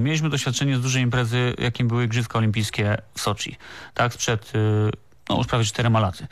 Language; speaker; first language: Polish; native; Polish